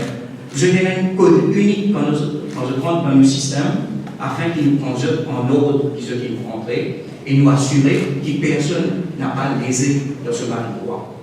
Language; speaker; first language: French; non-native, local second language; Morisyen